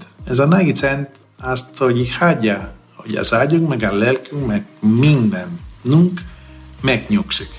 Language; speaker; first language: Hungarian; non-native, fluent; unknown